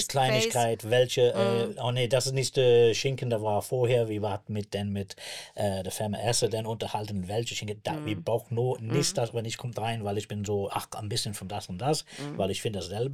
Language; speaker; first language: German; non-native, learner; English